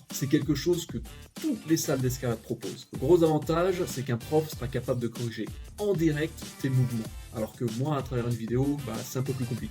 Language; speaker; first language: French; native; French